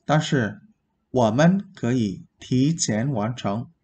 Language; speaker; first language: Chinese; non-native, fluent; Vietnamese